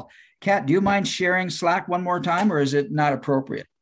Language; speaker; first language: English; native; English